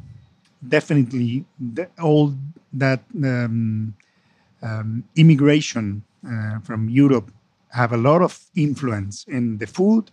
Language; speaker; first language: English; non-native, fluent; Spanish